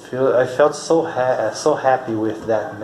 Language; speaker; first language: English; non-native, fluent; Portuguese